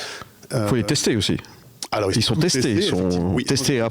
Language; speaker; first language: French; native; French